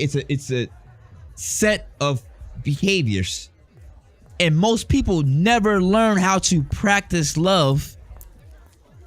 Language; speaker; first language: English; native; English